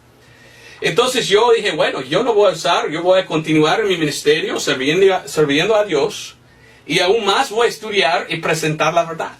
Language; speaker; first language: Spanish; non-native, fluent; English